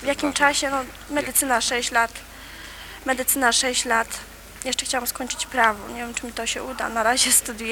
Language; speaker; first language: Polish; native; Polish